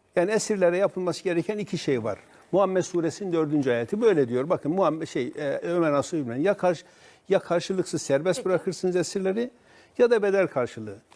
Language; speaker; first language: Turkish; native; Turkish